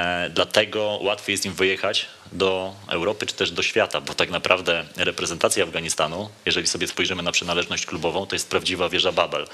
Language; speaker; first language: Polish; native; Polish